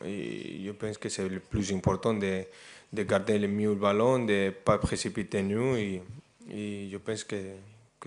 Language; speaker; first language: French; non-native, fluent; Spanish